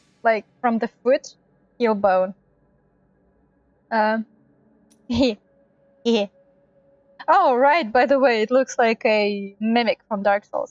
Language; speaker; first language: English; non-native, fluent; Russian